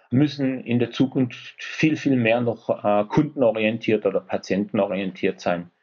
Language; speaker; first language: German; native; German